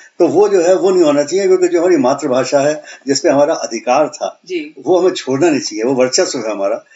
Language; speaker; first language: Hindi; native; Hindi